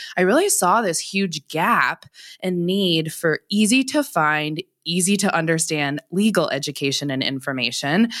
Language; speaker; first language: English; native; English